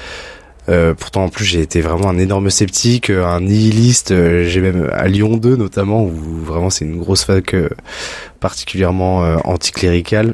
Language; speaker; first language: French; native; French